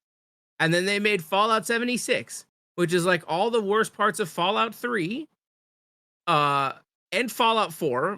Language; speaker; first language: English; native; English